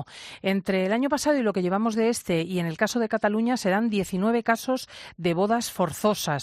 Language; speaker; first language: Spanish; native; Spanish